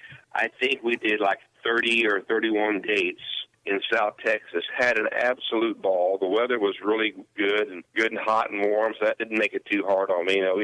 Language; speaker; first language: English; native; English